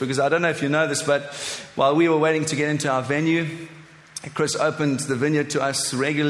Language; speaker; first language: English; native; English